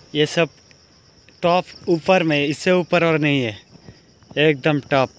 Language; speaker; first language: Hindi; non-native, local second language; Bangla